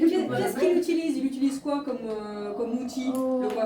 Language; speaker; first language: French; native; French